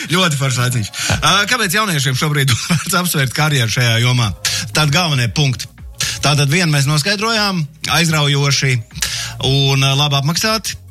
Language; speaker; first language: Latvian; native; Latvian